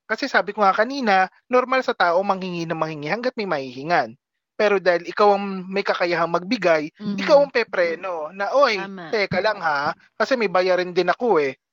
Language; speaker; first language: Filipino; native; Filipino